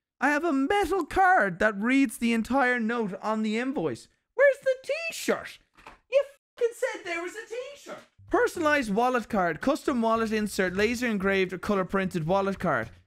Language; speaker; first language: English; native; English